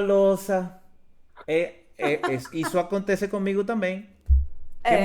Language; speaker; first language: Portuguese; non-native, fluent; Spanish